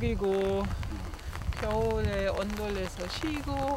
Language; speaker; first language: Korean; non-native, fluent; German